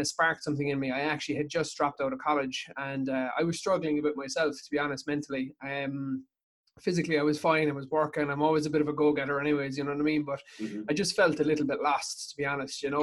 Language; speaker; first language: English; native; English